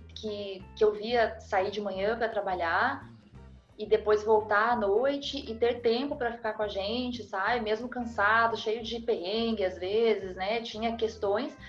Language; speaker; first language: Portuguese; native; Portuguese